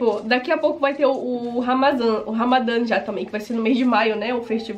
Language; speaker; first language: Portuguese; native; Portuguese